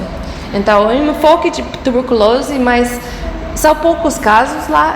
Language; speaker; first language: Portuguese; non-native, fluent; English